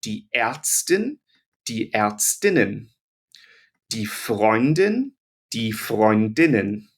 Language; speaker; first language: German; non-native, fluent; English